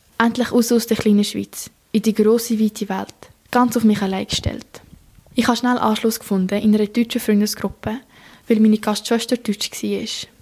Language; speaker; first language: German; native; German